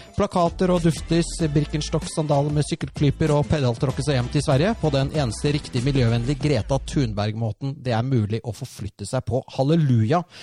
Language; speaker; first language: Norwegian; native; Norwegian